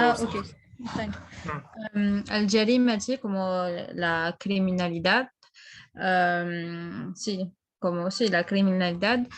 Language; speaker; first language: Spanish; non-native, fluent; French